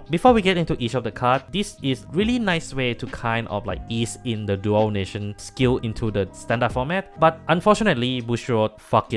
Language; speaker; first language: English; non-native, fluent; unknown